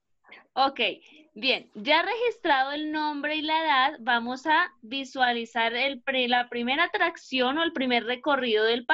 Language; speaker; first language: Spanish; native; Spanish